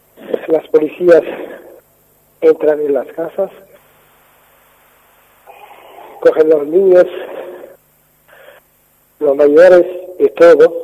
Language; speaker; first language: Spanish; non-native, fluent; Arabic